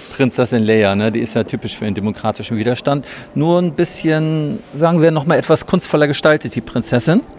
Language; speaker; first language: German; native; German